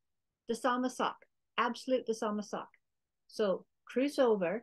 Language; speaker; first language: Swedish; non-native, learner; English